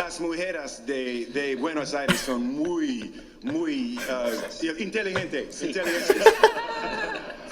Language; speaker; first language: Spanish; non-native, learner; English